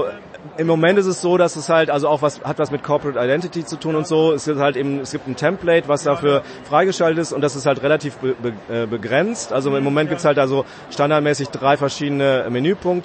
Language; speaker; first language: German; native; German